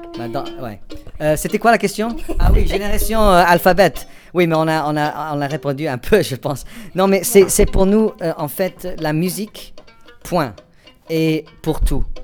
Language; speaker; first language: French; non-native, fluent; English